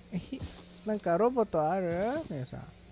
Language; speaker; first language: Japanese; non-native, learner; English